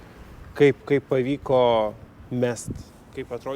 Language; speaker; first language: Lithuanian; native; Lithuanian